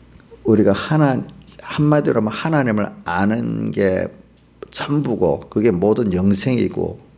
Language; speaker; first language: Korean; native; Korean